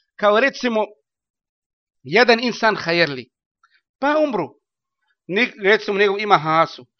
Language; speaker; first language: Bosnian; non-native, learner; Arabic